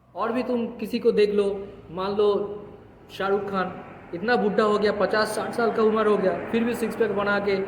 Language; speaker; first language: Hindi; non-native, local second language; Bangla